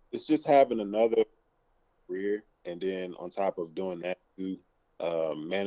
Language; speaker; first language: English; native; English